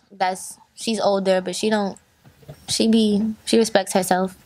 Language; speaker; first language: English; native; English